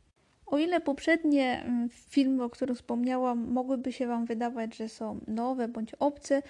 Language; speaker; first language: Polish; native; Polish